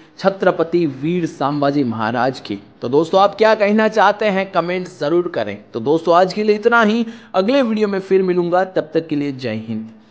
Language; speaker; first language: Hindi; non-native, local second language; Gujarati